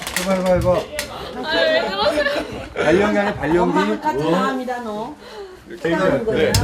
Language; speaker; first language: Korean; native; Korean